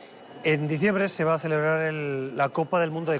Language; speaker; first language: Spanish; native; Spanish